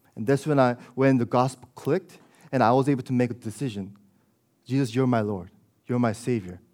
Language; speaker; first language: English; early bilingual, other home language; Korean